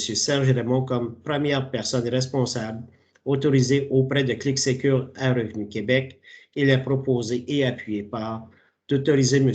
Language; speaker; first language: French; native; French